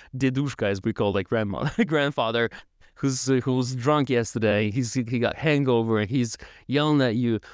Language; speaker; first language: English; non-native, learner; Russian